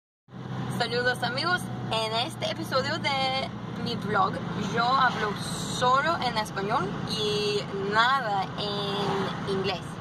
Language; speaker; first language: Spanish; non-native, learner; English